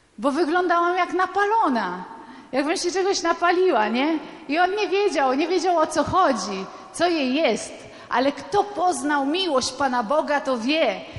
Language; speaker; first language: Polish; non-native, fluent; Italian